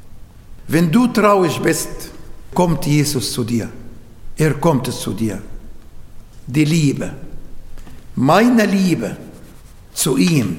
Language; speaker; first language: German; non-native, learner; Arabic